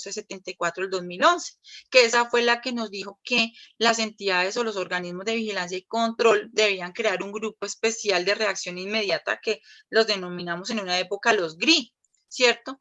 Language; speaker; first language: Spanish; native; Spanish